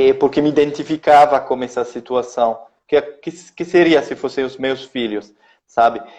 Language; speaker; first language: Portuguese; non-native, fluent; French